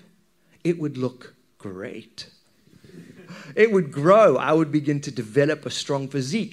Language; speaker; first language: English; native; English